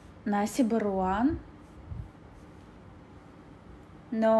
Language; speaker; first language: Indonesian; non-native, learner; Russian